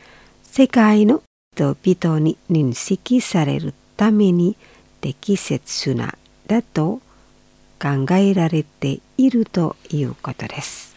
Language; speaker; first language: Japanese; non-native, fluent; Indonesian